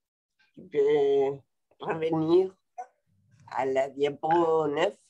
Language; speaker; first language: French; non-native, fluent; Spanish